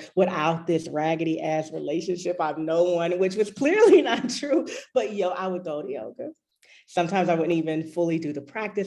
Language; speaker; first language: English; native; English